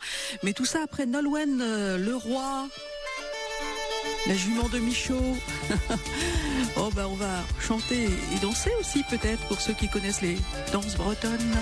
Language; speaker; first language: French; native; French